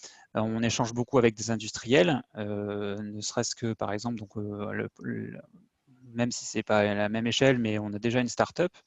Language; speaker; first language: French; native; French